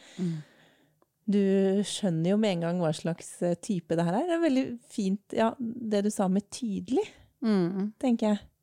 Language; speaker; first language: Norwegian; native; Norwegian